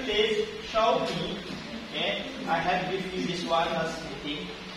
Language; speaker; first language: English; non-native, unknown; Indonesian